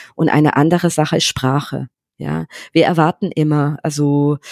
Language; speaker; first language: German; non-native, fluent; English